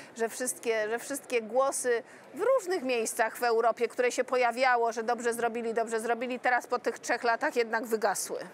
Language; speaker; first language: Polish; native; Polish